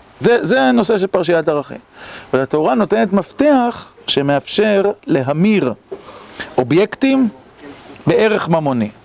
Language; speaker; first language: Hebrew; native; Hebrew